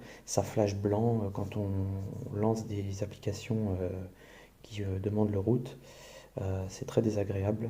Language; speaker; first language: French; native; French